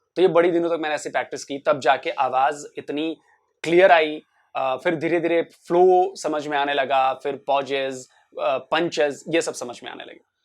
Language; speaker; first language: Hindi; native; Hindi